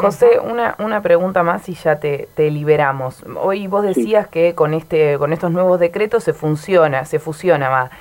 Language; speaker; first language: Spanish; native; Spanish